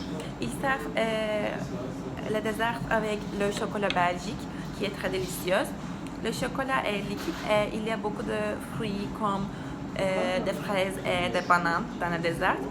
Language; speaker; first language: French; non-native, learner; Turkish